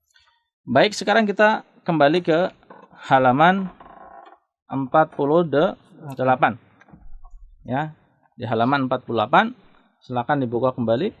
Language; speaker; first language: Indonesian; native; Indonesian